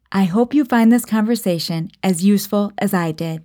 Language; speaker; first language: English; native; English